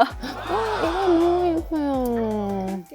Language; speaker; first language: Korean; non-native, learner; German